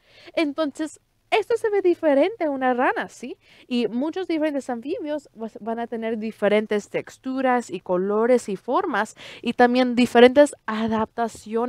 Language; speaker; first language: Spanish; early bilingual, heritage; Spanish